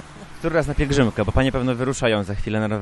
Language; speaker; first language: Polish; native; Polish